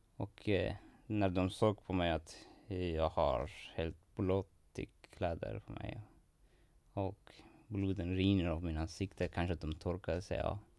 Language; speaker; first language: Swedish; non-native, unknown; Persian